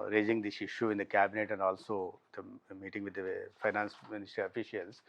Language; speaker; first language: English; non-native, local second language; Telugu